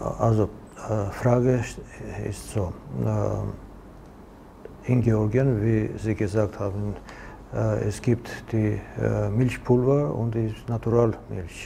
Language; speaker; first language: German; non-native, learner; Georgian